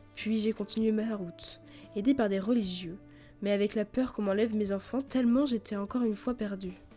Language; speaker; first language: French; native; French